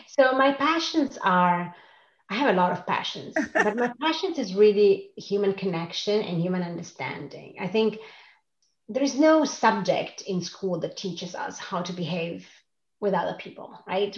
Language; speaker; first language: English; non-native, fluent; Italian